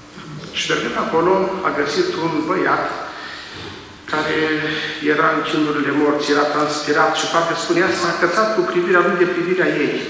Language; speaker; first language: Romanian; native; Romanian